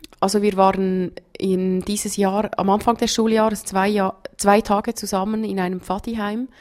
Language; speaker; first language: German; native; German